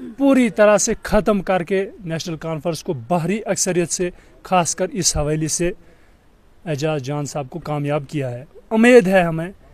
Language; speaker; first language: Hindi; non-native, local second language; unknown